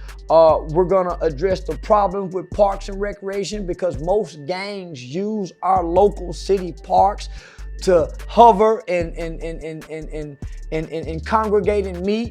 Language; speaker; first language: English; native; English